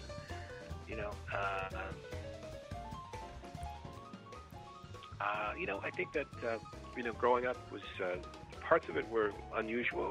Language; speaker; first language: English; native; English